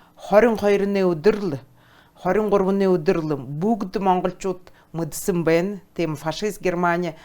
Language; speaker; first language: Mongolian; non-native, local second language; Buriat